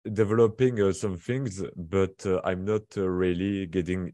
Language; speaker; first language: English; non-native, learner; French